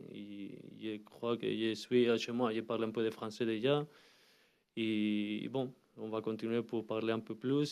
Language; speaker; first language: French; non-native, learner; Spanish